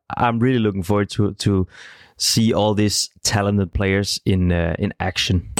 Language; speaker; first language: English; non-native, fluent; Danish